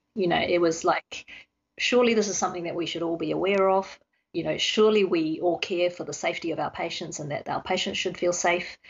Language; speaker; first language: English; native; English